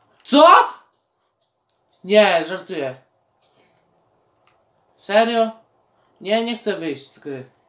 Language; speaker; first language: Polish; native; Polish